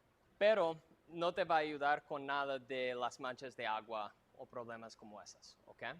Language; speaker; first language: Spanish; non-native, fluent; English